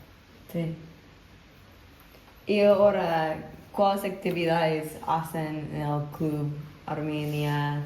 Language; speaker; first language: Spanish; non-native, learner; English